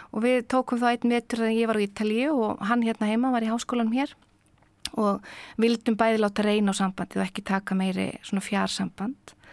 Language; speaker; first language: Icelandic; native; Icelandic